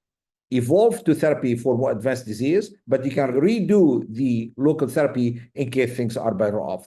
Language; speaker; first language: English; non-native, fluent; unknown